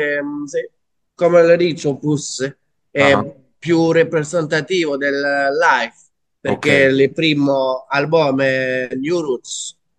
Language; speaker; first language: Italian; non-native, learner; Spanish